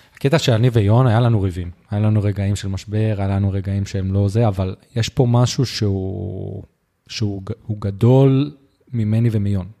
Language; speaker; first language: Hebrew; native; Hebrew